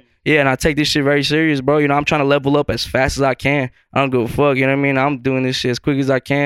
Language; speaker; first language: English; native; English